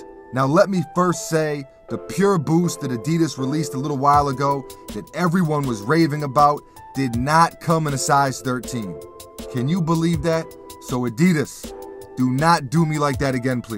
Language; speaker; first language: English; native; English